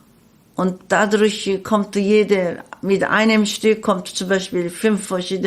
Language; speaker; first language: German; non-native, learner; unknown